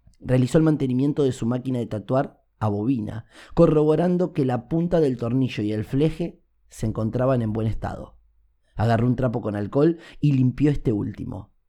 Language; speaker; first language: Spanish; native; Spanish